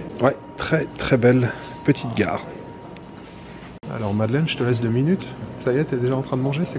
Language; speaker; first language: French; native; French